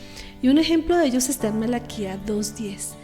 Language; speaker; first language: Spanish; native; Spanish